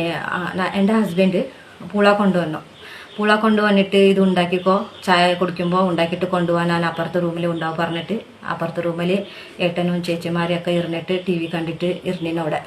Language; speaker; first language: Malayalam; non-native, local second language; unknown